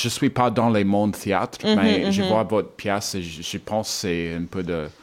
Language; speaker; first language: French; non-native, learner; English